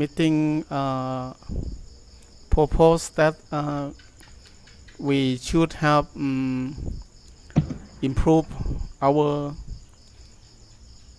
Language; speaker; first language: English; non-native, learner; Thai